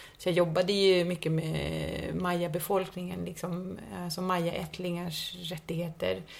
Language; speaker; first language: Swedish; early bilingual, other home language; Spanish